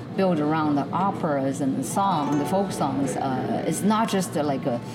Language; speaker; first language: English; non-native, fluent; Chinese